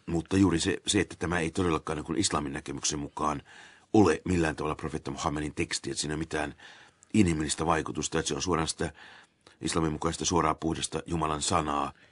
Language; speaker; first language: Finnish; native; Finnish